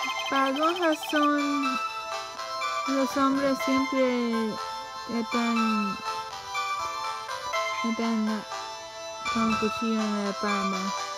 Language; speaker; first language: Spanish; non-native, learner; English